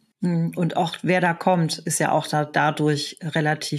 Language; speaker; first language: German; native; German